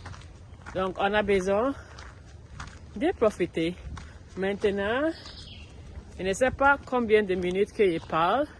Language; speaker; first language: French; non-native, learner; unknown